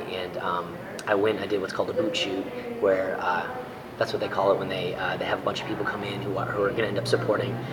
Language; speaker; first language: English; native; English